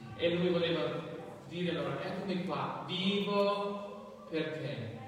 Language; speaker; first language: Italian; non-native, fluent; English